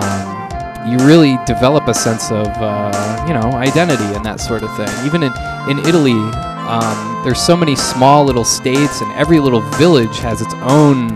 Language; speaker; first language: English; native; English